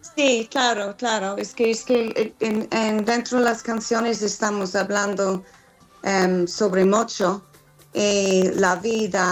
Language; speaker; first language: Spanish; non-native, fluent; English